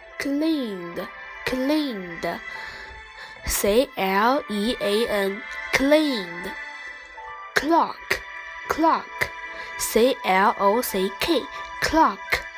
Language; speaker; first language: English; non-native, fluent; Chinese